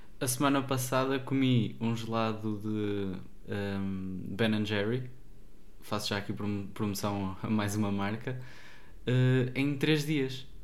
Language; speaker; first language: Portuguese; native; Portuguese